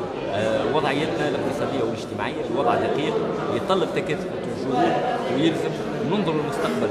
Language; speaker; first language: Arabic; native; Arabic